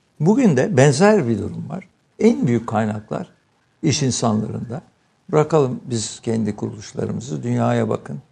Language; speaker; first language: Turkish; native; Turkish